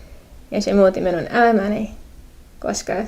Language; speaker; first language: Finnish; non-native, fluent; English